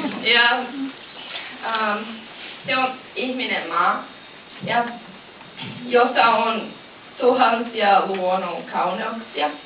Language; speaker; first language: Finnish; non-native, learner; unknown